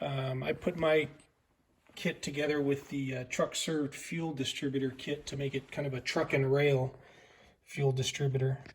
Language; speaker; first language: English; native; English